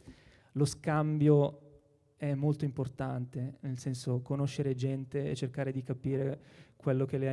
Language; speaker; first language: Italian; native; Italian